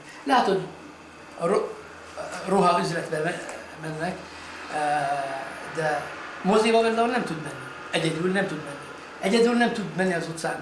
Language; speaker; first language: Hungarian; non-native, fluent; Arabic